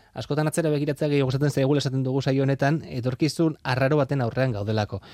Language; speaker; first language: Basque; native; Basque